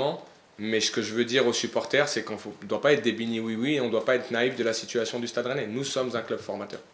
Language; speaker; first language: French; native; French